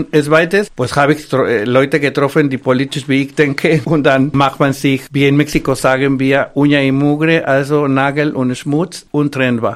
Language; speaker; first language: German; non-native, fluent; Spanish